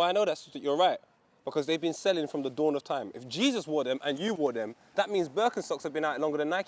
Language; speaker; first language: English; native; English